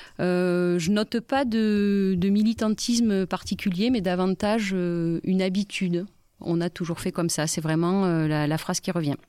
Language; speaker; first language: French; native; French